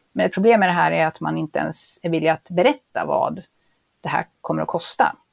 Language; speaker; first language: Swedish; native; Swedish